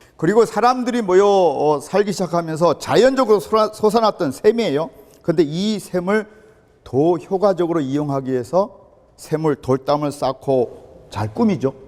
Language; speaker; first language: Korean; native; Korean